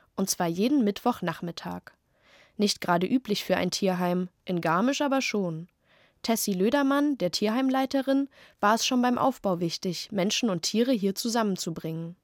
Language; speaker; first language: German; native; German